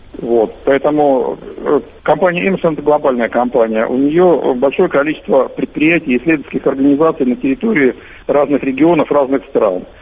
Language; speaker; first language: Russian; native; Russian